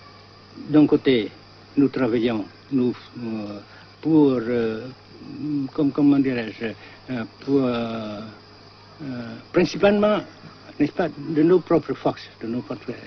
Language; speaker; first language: French; non-native, fluent; Vietnamese